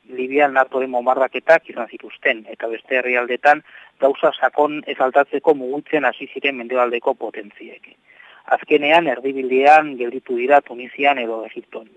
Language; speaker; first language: Basque; native; Basque